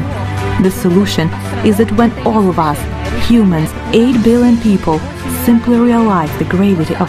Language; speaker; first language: English; non-native, fluent; Vietnamese